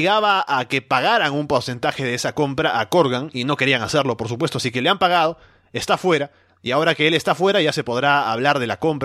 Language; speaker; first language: Spanish; native; Spanish